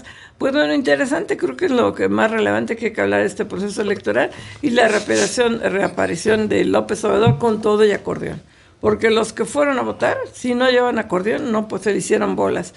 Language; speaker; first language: Spanish; native; Spanish